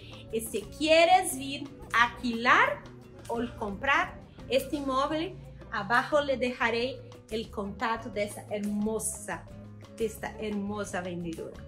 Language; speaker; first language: Spanish; non-native, learner; Portuguese